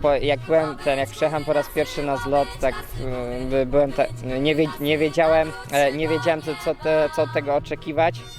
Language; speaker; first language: Polish; early bilingual, heritage; Polish